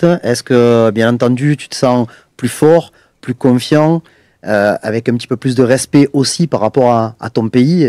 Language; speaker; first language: French; native; French